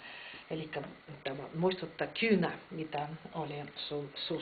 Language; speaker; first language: Finnish; non-native, fluent; Russian